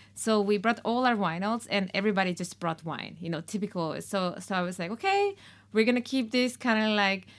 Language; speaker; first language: English; non-native, fluent; Spanish